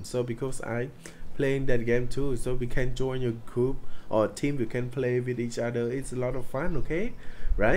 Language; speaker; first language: English; non-native, learner; Khmer